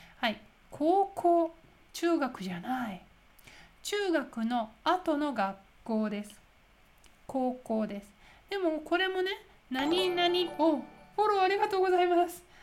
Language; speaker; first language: Japanese; native; Japanese